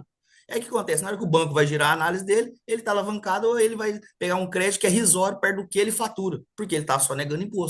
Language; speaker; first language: Portuguese; native; Portuguese